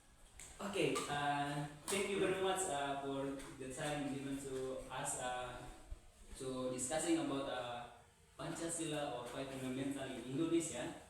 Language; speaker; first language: English; non-native, learner; Indonesian